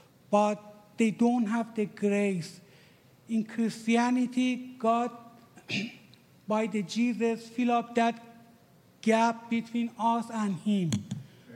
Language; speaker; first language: English; non-native, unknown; Persian